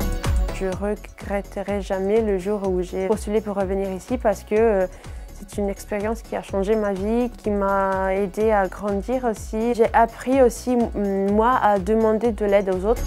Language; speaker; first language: French; non-native, fluent; Italian